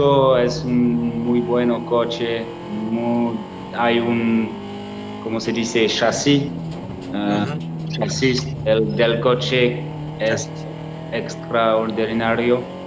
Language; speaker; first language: Spanish; non-native, learner; French